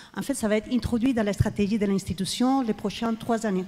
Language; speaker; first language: French; non-native, fluent; Spanish